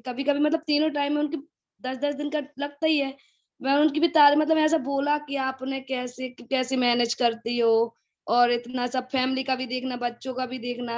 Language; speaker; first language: Hindi; native; Hindi